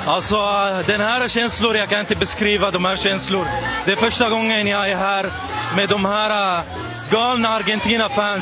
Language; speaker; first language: Swedish; non-native, learner; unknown